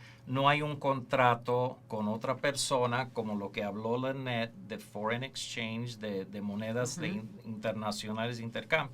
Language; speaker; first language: Spanish; early bilingual, heritage; Spanish